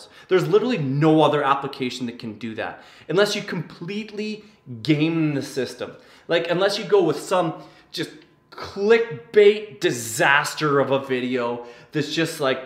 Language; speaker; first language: English; native; English